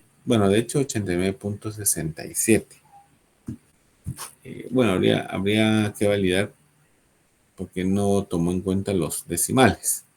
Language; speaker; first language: Spanish; native; Spanish